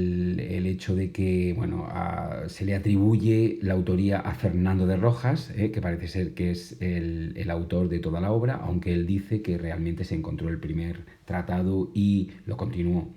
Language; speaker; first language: Spanish; native; Spanish